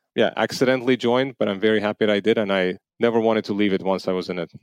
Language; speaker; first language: English; non-native, fluent; Armenian